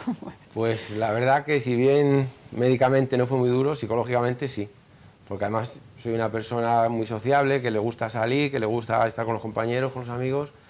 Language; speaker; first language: Spanish; native; Spanish